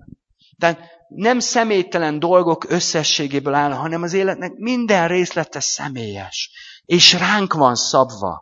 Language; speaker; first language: Hungarian; native; Hungarian